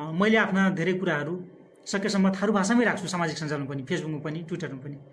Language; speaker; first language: Nepali; non-native, local second language; Dangaura Tharu